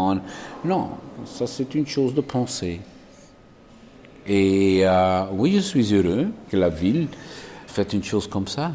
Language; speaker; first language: French; non-native, local second language; Dutch